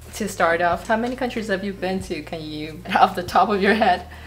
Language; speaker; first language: English; non-native, fluent; Vietnamese